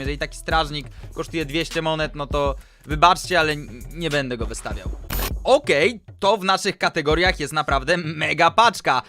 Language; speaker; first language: Polish; native; Polish